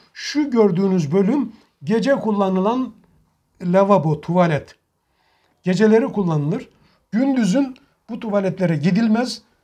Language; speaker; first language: Turkish; native; Turkish